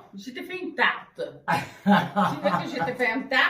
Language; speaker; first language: French; non-native, fluent; Italian